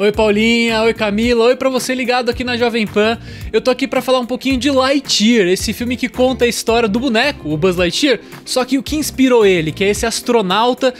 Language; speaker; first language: Portuguese; native; Portuguese